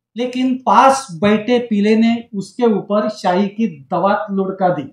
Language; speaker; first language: Hindi; non-native, local second language; Marathi